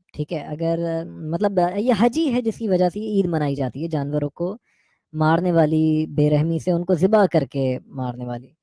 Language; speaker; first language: Urdu; native; Urdu